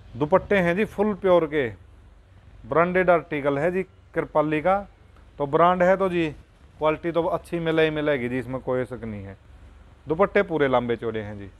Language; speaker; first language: Hindi; native; Hindi